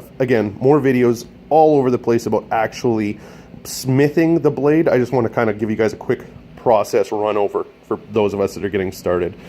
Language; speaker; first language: English; native; English